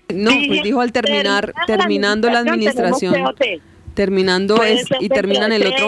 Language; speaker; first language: Spanish; native; Spanish